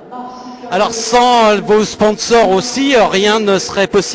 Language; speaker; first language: French; native; French